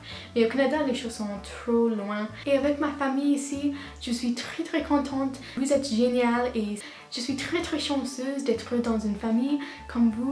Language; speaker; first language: French; non-native, learner; English